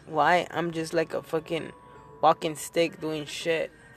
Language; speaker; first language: English; early bilingual, other home language; Spanish